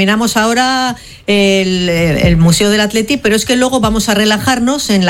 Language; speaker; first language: Spanish; native; Spanish